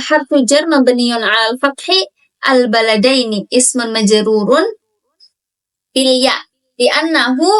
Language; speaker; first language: Arabic; non-native, learner; Indonesian